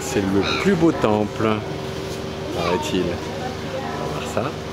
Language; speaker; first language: French; native; French